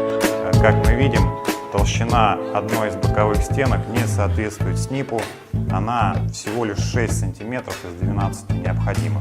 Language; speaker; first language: Russian; native; Russian